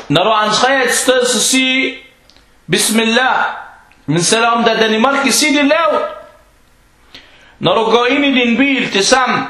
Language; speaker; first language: Danish; non-native, fluent; Arabic